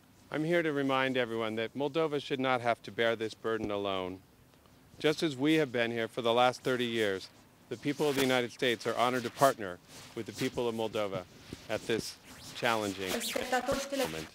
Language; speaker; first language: English; native; English